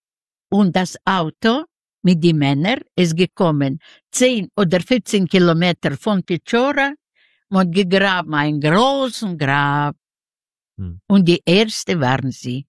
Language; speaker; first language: German; non-native, learner; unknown